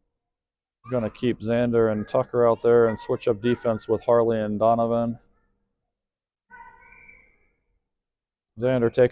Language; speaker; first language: English; native; English